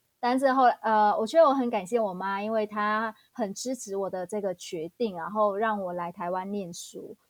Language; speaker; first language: Chinese; non-native, fluent; Vietnamese